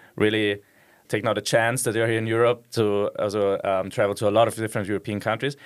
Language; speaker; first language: English; non-native, fluent; German